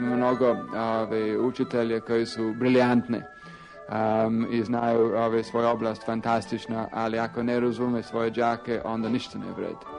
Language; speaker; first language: Serbian; non-native, fluent; English